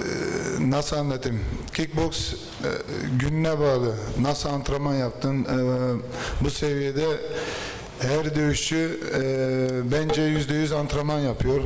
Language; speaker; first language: Turkish; early bilingual, heritage; Turkish